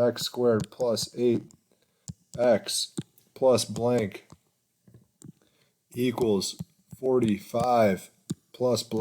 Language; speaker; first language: English; native; English